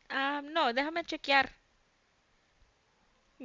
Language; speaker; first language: Spanish; early bilingual, heritage; English